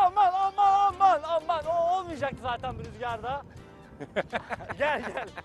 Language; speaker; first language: Turkish; native; Turkish